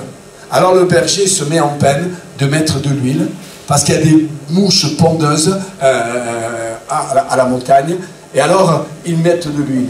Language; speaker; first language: French; native; French